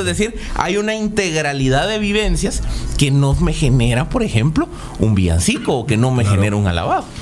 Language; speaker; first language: Spanish; native; Spanish